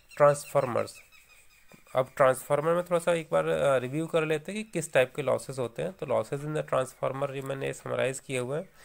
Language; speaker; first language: Hindi; native; Hindi